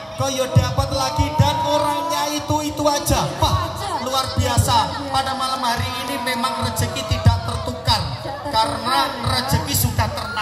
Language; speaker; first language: Indonesian; non-native, local second language; Javanese